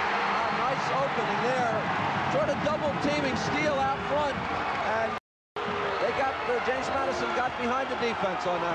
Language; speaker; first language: English; native; English